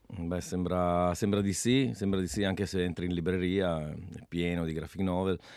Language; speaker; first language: Italian; native; Italian